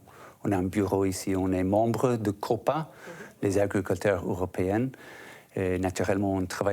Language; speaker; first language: French; non-native, fluent; English